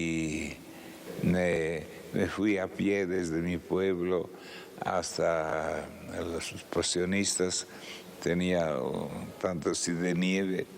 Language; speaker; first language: Spanish; non-native, fluent; Italian